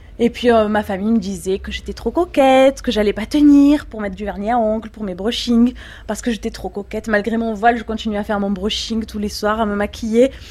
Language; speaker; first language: French; native; French